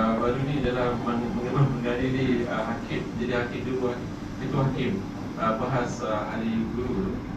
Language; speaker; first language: Malay; native; Malay